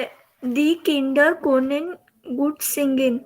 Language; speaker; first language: German; non-native, learner; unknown